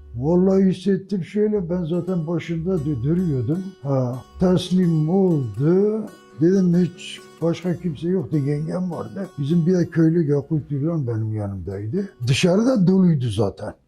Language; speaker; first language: Turkish; non-native, local second language; Kurdish